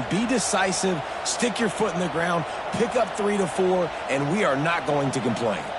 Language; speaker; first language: English; native; English